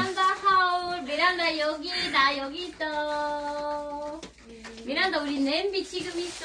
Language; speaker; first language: Korean; non-native, learner; Swedish